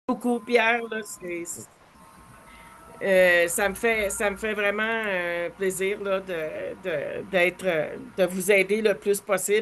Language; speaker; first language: French; native; French